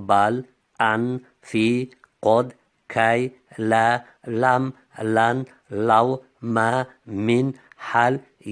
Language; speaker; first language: Arabic; non-native, fluent; Uzbek